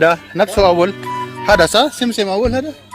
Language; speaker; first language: Arabic; non-native, learner; Filipino